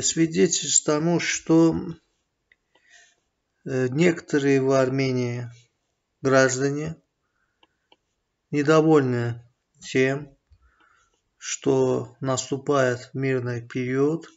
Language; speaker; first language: Russian; non-native, fluent; Azerbaijani